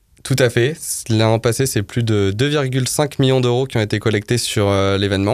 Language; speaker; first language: French; native; French